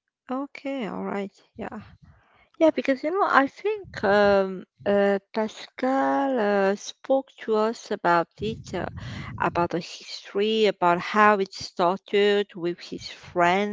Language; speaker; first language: English; non-native, fluent; French